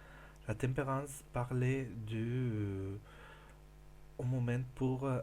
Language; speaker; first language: French; non-native, learner; Spanish